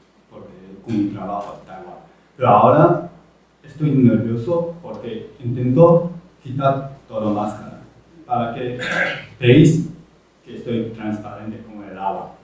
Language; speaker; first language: Spanish; non-native, fluent; Chinese